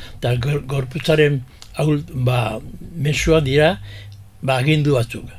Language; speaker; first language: Basque; early bilingual, heritage; Basque